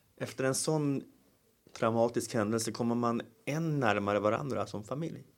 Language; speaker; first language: Swedish; native; Swedish